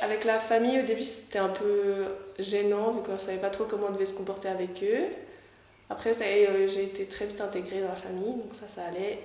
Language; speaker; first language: French; native; French